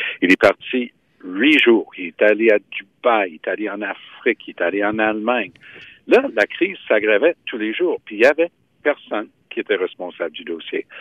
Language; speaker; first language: French; native; French